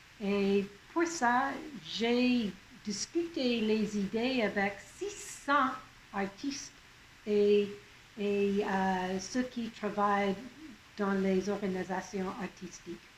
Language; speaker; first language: French; non-native, local second language; English